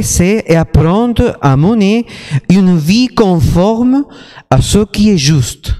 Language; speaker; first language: French; non-native, fluent; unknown